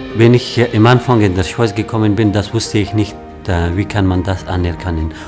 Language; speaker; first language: German; non-native, learner; Persian